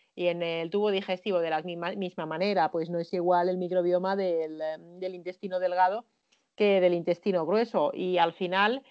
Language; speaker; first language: Spanish; non-native, fluent; Finnish